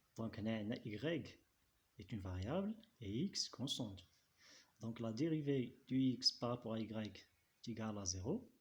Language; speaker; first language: French; non-native, local second language; Arabic